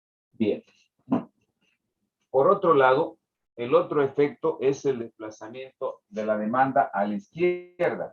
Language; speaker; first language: Spanish; native; Spanish